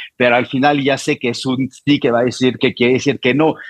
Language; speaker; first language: Spanish; non-native, fluent; French